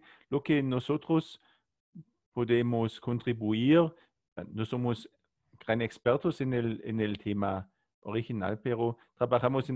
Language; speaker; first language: Spanish; non-native, learner; German